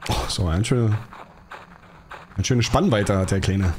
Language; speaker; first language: German; native; German